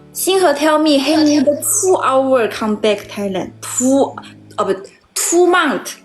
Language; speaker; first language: English; non-native, learner; Thai